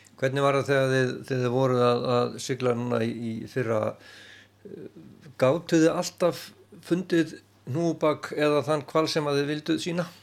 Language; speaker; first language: Icelandic; native; Icelandic